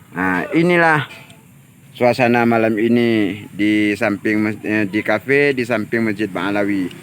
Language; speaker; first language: Indonesian; non-native, local second language; Achinese